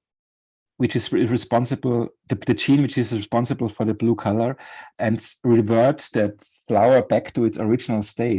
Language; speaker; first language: English; non-native, fluent; German